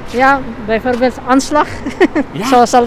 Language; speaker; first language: Dutch; non-native, learner; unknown